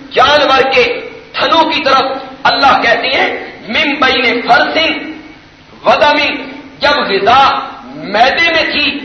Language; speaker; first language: Urdu; non-native, local second language; Punjabi